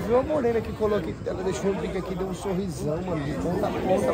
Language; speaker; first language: Portuguese; native; Portuguese